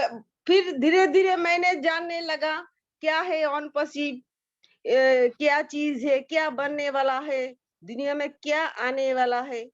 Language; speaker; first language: Hindi; non-native, local second language; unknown